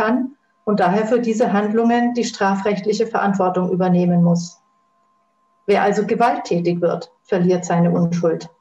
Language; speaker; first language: German; native; German